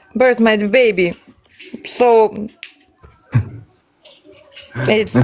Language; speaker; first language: English; non-native, learner; Bosnian